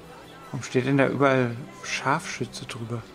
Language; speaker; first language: German; native; German